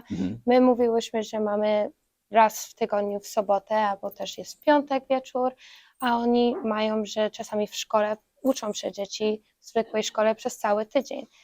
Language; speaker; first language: Polish; early bilingual, heritage; Polish